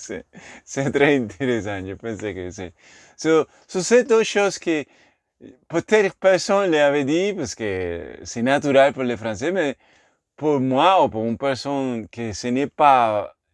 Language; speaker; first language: French; non-native, learner; Spanish